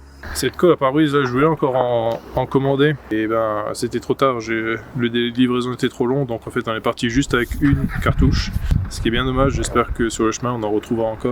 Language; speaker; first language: French; native; French